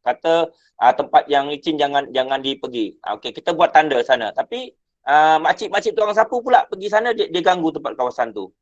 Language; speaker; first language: Malay; native; Malay